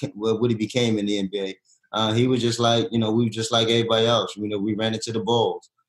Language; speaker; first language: English; native; English